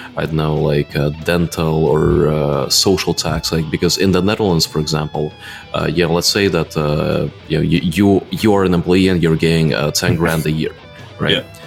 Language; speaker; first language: English; non-native, fluent; Russian